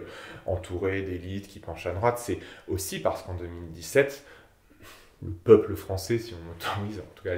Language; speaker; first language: French; native; French